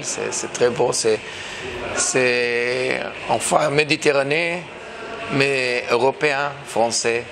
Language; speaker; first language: French; non-native, fluent; Hebrew